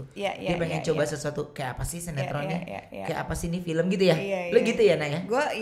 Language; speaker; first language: Indonesian; native; Indonesian